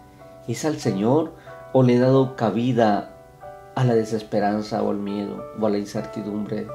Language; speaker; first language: Spanish; native; Spanish